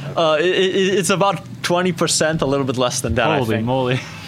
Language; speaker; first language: English; non-native, fluent; Azerbaijani